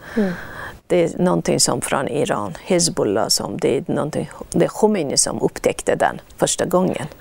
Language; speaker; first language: Swedish; non-native, fluent; Persian